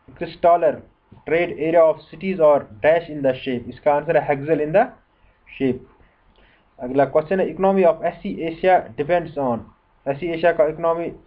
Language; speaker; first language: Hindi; non-native, local second language; Kashmiri